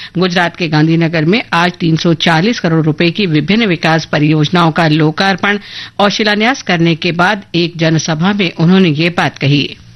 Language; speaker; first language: Hindi; native; Hindi